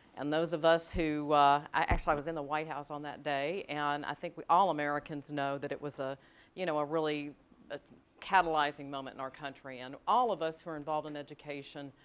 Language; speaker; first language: English; native; English